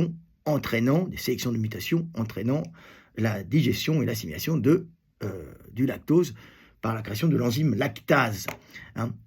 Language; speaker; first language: French; native; French